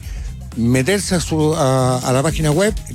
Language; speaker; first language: Spanish; native; Spanish